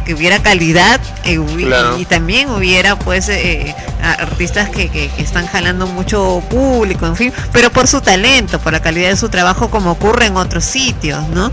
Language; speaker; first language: Spanish; native; Spanish